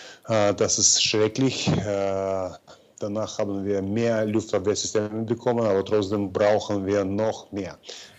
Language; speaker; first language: German; non-native, fluent; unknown